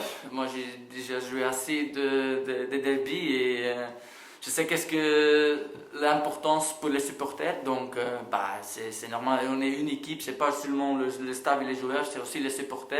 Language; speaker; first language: French; non-native, local second language; Dutch